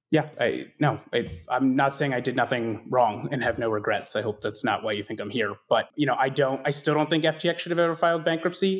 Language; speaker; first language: English; native; English